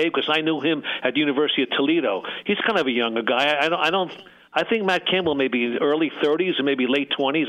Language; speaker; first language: English; native; English